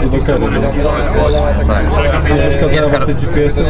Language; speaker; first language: Polish; native; Polish